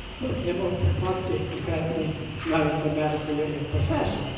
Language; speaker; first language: Polish; non-native, learner; Ukrainian